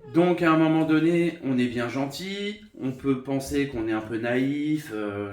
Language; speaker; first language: French; native; French